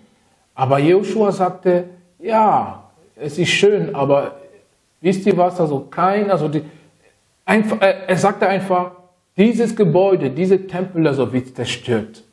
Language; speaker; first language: German; non-native, fluent; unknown